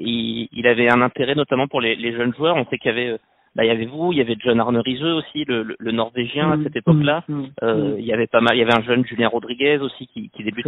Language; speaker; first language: French; native; French